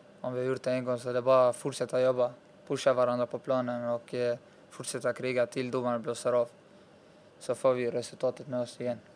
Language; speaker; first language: Swedish; early bilingual, other home language; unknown